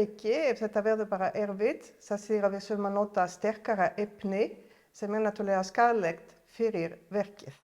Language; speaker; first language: Icelandic; non-native, fluent; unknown